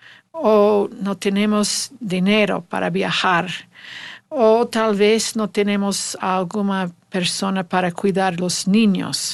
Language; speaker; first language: Spanish; non-native, learner; English